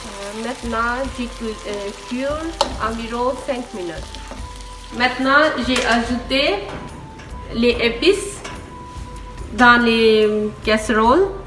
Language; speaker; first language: French; non-native, learner; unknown